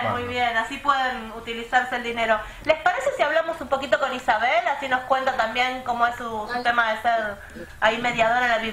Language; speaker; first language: Spanish; native; Spanish